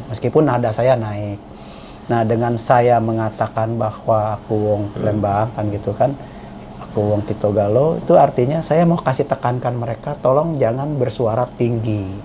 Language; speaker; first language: Indonesian; native; Indonesian